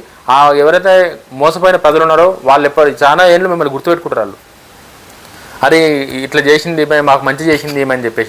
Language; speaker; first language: Telugu; native; Telugu